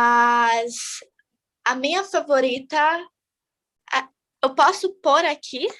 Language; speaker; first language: Portuguese; non-native, learner; English